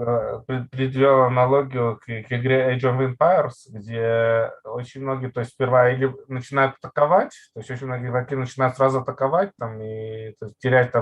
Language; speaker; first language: Russian; native; Russian